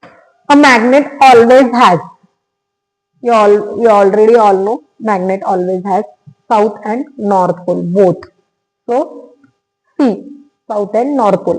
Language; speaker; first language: English; non-native, local second language; Marathi